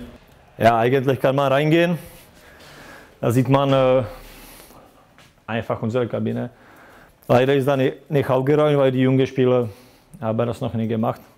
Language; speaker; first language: German; non-native, fluent; Czech